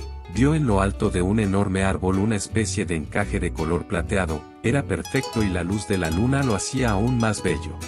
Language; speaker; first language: Spanish; native; Spanish